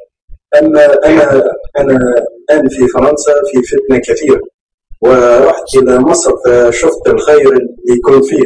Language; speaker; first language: Arabic; early bilingual, heritage; Arabic